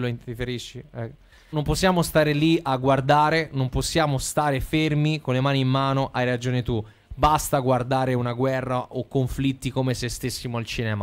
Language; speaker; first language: Italian; native; Italian